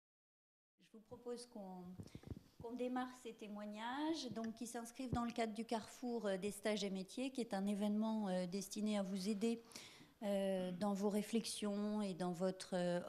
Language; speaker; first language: French; native; French